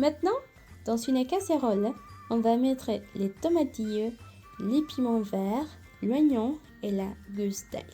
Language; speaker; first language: French; non-native, fluent; Spanish